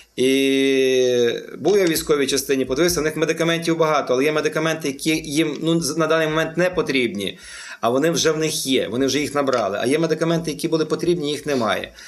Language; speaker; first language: Ukrainian; native; Ukrainian